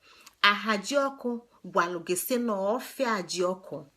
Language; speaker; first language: Igbo; native; Igbo